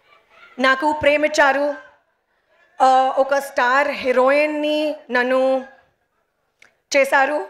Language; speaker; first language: Telugu; non-native, learner; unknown